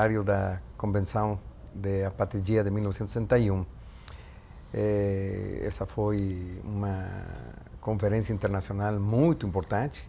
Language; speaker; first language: Portuguese; non-native, fluent; Spanish